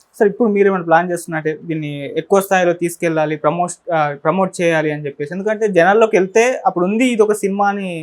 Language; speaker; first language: Telugu; native; Telugu